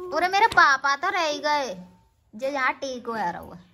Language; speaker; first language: Hindi; native; Hindi